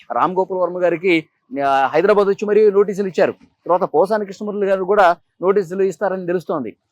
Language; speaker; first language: Telugu; native; Telugu